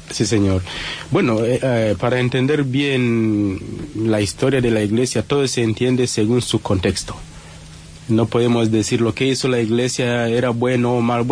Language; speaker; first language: Spanish; non-native, fluent; Swahili